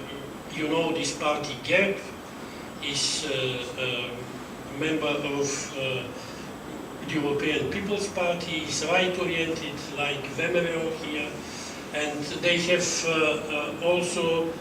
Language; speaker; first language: English; non-native, fluent; Bulgarian